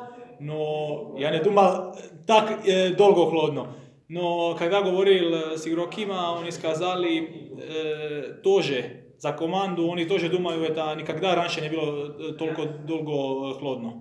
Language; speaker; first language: Russian; non-native, learner; Croatian